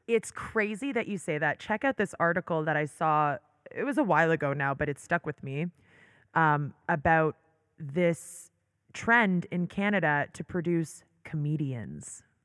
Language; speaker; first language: English; early bilingual, other home language; Hebrew